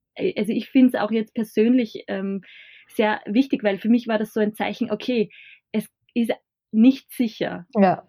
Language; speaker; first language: German; native; German